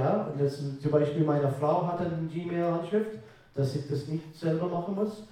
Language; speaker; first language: German; non-native, fluent; English